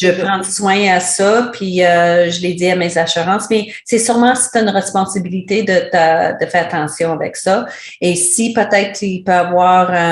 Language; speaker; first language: French; non-native, learner; English